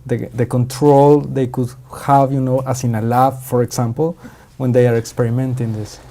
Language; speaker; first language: English; non-native, fluent; Spanish